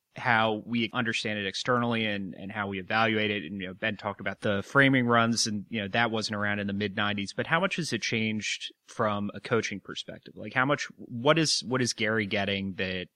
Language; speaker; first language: English; native; English